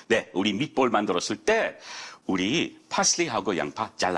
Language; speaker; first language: Korean; non-native, learner; English